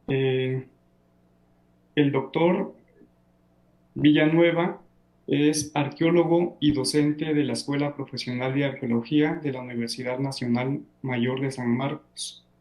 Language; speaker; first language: Spanish; native; Spanish